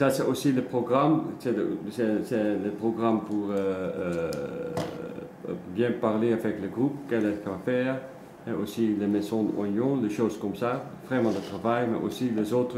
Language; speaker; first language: French; non-native, learner; Dutch